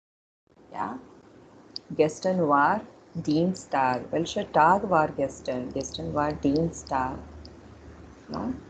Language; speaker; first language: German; non-native, fluent; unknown